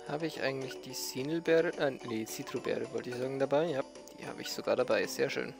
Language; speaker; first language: German; native; German